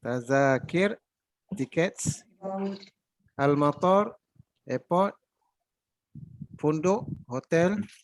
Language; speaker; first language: Arabic; non-native, learner; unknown